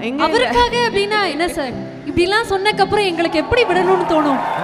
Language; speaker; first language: Tamil; native; Tamil